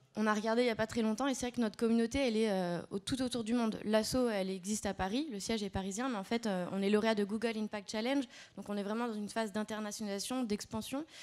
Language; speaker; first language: French; native; French